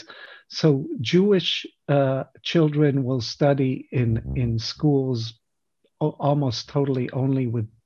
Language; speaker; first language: English; non-native, fluent; Hebrew